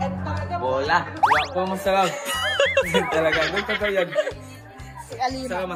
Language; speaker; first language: Filipino; non-native, learner; Spanish